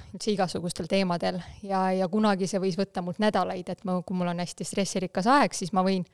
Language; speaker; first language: Estonian; non-native, local second language; Russian